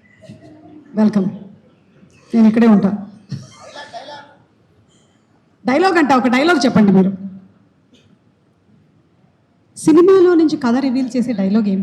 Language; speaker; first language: Telugu; native; Telugu